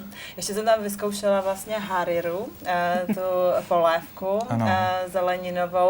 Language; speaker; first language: Czech; native; Czech